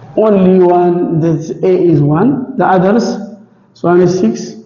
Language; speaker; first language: English; non-native, local second language; Amharic